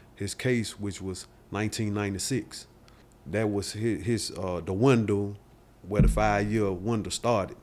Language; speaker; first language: English; native; English